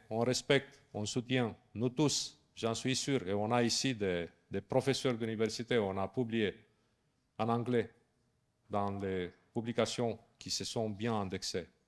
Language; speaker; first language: French; non-native, fluent; Romanian